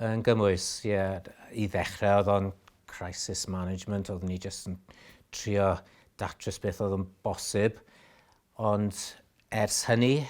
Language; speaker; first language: Welsh; native; Welsh